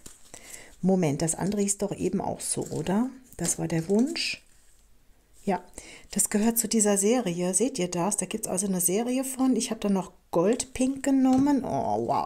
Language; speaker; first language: German; native; German